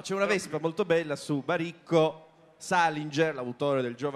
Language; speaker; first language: Italian; native; Italian